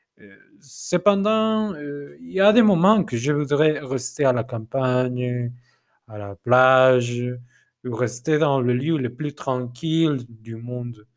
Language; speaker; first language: French; non-native, fluent; Spanish